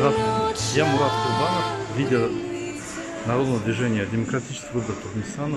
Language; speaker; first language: Russian; non-native, local second language; Turkmen